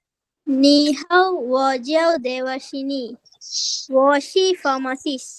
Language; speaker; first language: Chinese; non-native, learner; Tamil